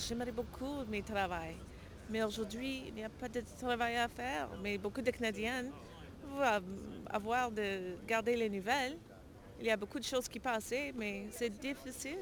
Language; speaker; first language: French; non-native, learner; English